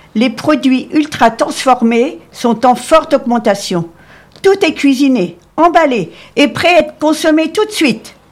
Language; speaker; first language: French; native; French